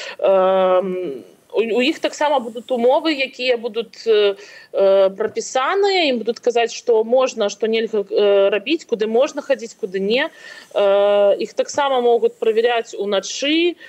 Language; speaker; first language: Belarusian; non-native, local second language; Russian